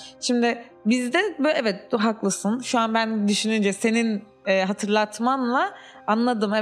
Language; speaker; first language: Turkish; native; Turkish